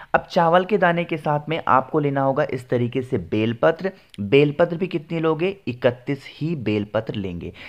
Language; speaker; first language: Hindi; native; Hindi